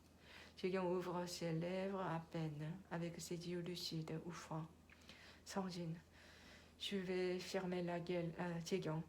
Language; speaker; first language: French; non-native, learner; Korean